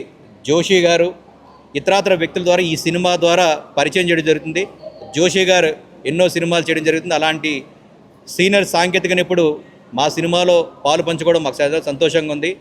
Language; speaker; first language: Telugu; native; Telugu